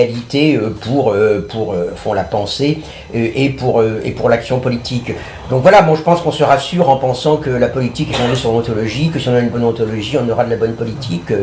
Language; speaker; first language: French; native; French